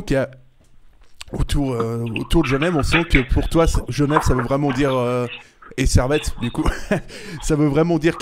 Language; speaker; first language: French; native; French